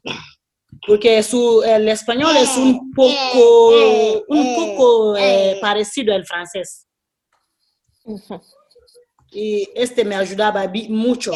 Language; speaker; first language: Spanish; non-native, learner; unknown